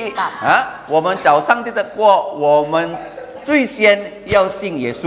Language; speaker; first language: Chinese; early bilingual, heritage; Chinese